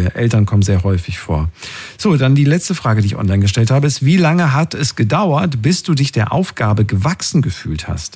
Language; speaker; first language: German; native; German